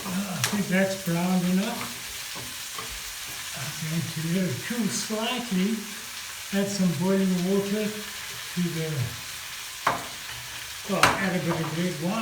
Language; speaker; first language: English; native; English